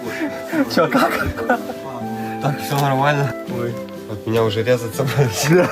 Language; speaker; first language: Russian; native; Russian